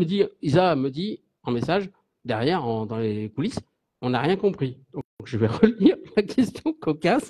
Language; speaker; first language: French; native; French